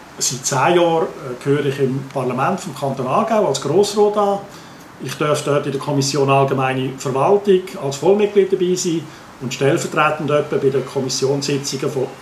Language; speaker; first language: German; native; German